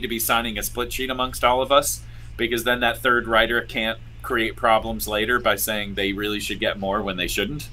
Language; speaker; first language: English; native; English